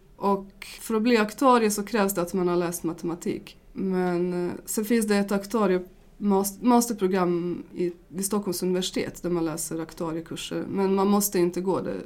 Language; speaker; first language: Swedish; early bilingual, other home language; Bosnian